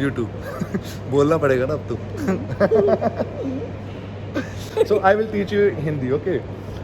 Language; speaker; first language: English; non-native, local second language; Punjabi